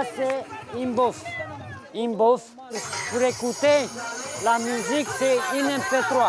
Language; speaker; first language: French; non-native, learner; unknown